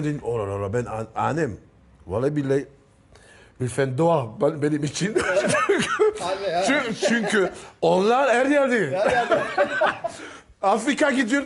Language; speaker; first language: Turkish; non-native, learner; French